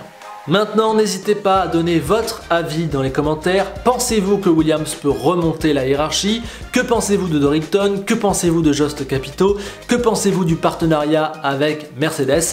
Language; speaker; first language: French; native; French